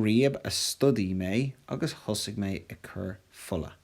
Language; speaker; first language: Irish; non-native, local second language; English